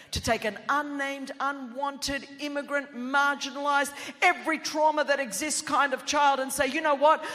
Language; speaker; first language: English; non-native, local second language; Greek